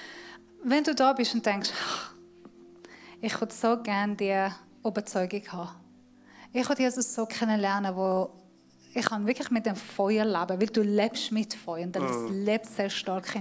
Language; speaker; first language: German; non-native, fluent; Persian